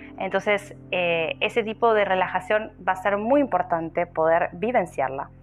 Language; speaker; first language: Spanish; native; Spanish